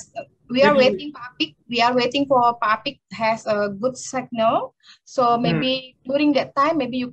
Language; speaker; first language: English; non-native, learner; Indonesian